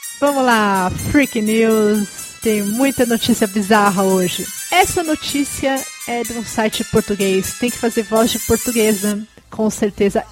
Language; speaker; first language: Portuguese; native; Portuguese